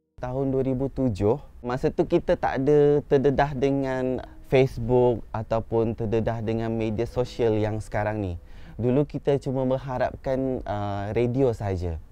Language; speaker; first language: Malay; non-native, local second language; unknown